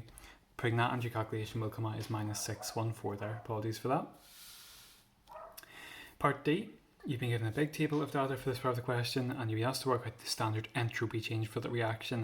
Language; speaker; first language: English; native; English